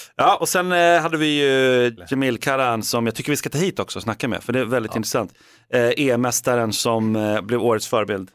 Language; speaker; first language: Swedish; native; Swedish